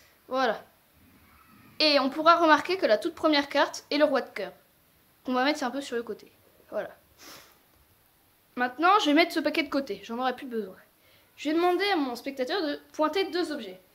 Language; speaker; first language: French; native; French